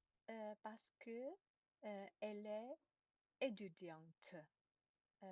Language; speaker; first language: French; non-native, learner; Chinese